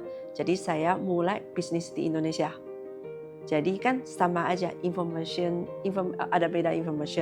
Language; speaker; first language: Indonesian; non-native, learner; Chinese